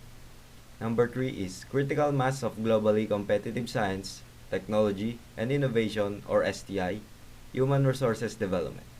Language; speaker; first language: English; non-native, local second language; Filipino